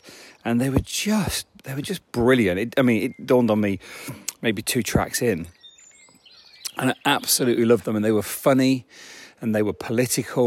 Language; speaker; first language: English; native; English